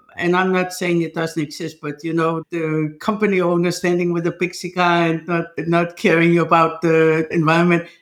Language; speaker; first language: English; non-native, fluent; Danish